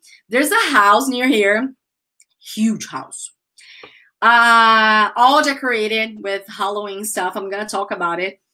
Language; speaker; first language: English; non-native, fluent; Portuguese